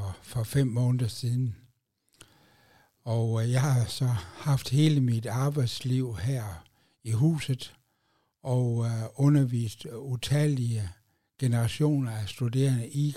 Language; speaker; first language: Danish; native; Danish